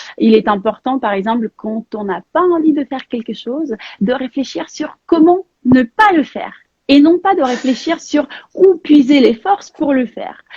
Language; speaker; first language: French; non-native, fluent; Russian